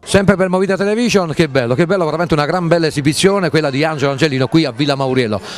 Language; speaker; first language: Italian; native; Italian